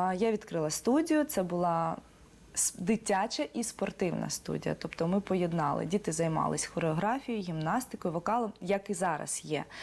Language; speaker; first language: Ukrainian; non-native, local second language; Russian